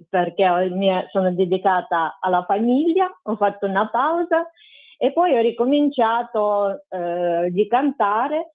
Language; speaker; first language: Italian; non-native, fluent; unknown